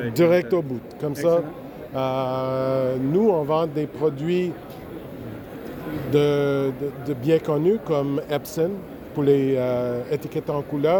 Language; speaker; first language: French; non-native, local second language; English